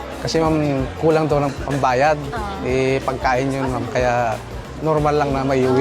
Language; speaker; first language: Filipino; native; Filipino